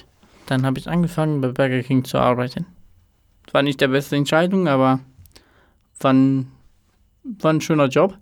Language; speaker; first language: German; non-native, fluent; Romanian